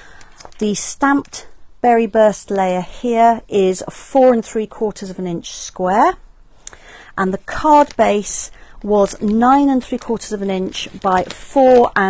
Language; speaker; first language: English; native; English